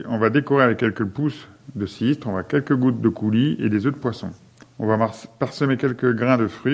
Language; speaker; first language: French; native; French